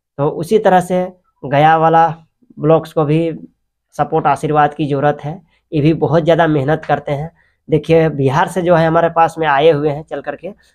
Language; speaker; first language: Hindi; native; Hindi